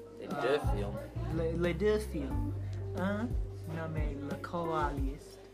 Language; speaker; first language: French; non-native, learner; English